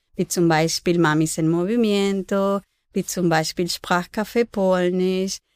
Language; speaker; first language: German; non-native, fluent; Spanish